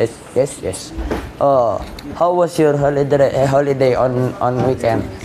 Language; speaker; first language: English; non-native, learner; Indonesian